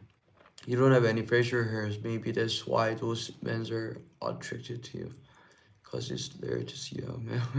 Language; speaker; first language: English; non-native, learner; Korean